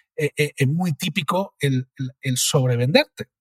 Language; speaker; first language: Spanish; native; Spanish